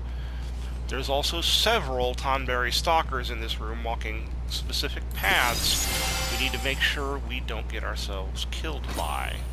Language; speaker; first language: English; native; English